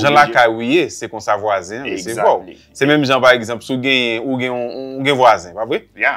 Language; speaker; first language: French; non-native, local second language; Haitian Creole